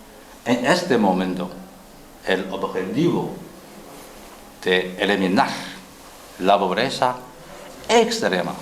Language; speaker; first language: Spanish; non-native, learner; Chinese